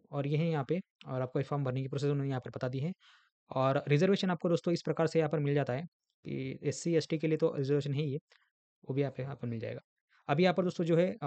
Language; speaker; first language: Hindi; non-native, local second language; Marathi